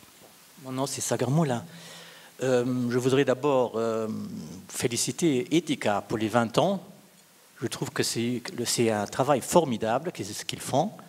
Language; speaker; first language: French; non-native, local second language; Luxembourgish